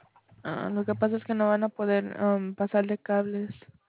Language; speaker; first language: Spanish; early bilingual, heritage; Spanish